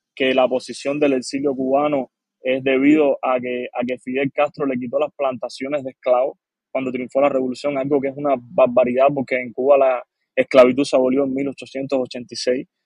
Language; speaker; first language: Spanish; native; Spanish